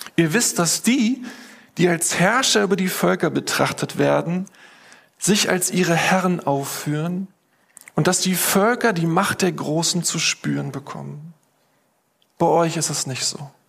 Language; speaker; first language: German; native; German